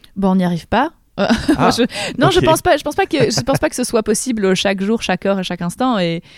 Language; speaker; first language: French; native; French